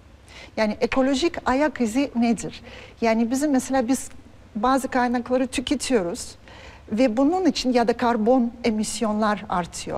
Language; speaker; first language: Turkish; non-native, fluent; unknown